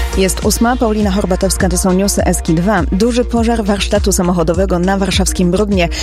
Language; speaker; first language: Polish; native; Polish